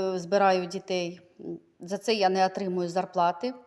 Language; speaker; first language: Ukrainian; native; Ukrainian